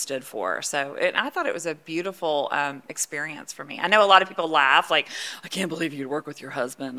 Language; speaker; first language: English; native; English